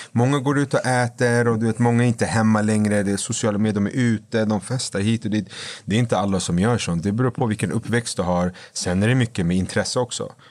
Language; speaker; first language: Swedish; native; Swedish